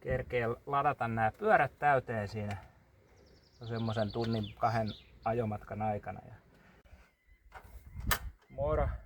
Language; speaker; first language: Finnish; native; Finnish